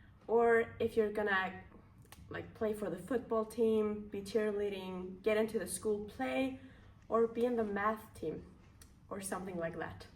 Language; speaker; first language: English; non-native, learner; Icelandic